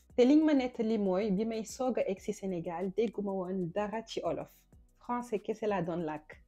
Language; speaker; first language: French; native; French